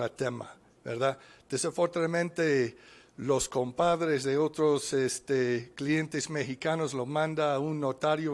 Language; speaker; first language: Spanish; non-native, fluent; English